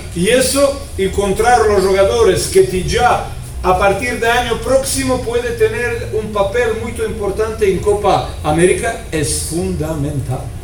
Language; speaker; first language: Spanish; non-native, fluent; Croatian